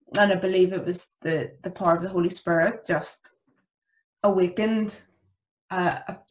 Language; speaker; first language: English; native; English